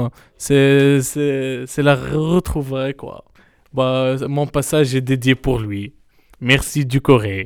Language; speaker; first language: French; non-native, fluent; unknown